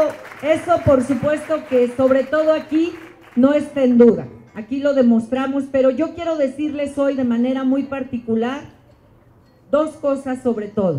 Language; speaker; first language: Spanish; native; Spanish